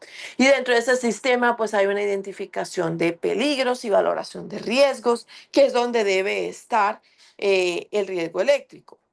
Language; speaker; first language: Spanish; native; Spanish